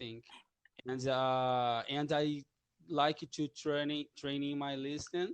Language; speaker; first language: English; non-native, learner; Portuguese